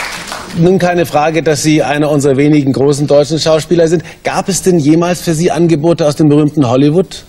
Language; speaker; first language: German; native; German